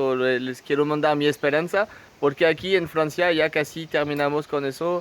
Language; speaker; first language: Spanish; non-native, fluent; French